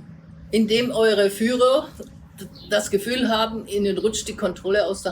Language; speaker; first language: German; native; German